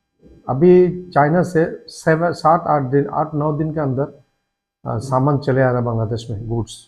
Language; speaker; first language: Hindi; non-native, learner; Bangla